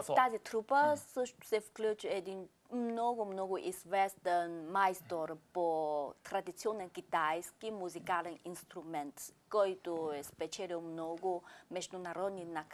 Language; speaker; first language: Bulgarian; non-native, fluent; Chinese